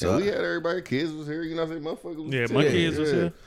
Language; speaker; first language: English; native; English